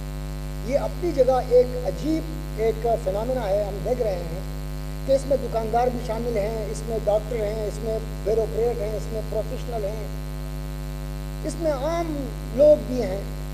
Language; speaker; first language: Urdu; non-native, local second language; Northern Hindko